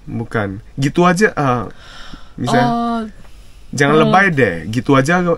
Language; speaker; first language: Indonesian; native; Indonesian